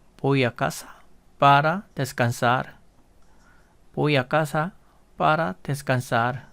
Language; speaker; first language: Spanish; non-native, fluent; Korean